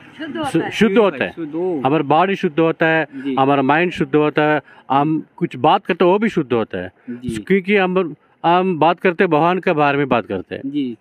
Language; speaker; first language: Hindi; non-native, local second language; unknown